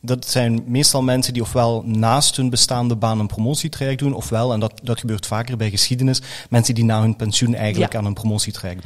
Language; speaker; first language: Dutch; native; Dutch